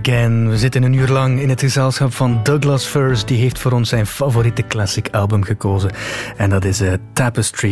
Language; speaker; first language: Dutch; native; Dutch